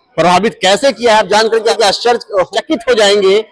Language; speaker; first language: Hindi; native; Hindi